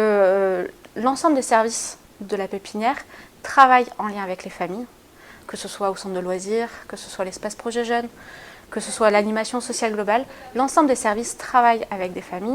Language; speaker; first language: French; native; French